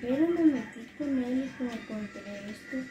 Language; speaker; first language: Spanish; early bilingual, heritage; Spanish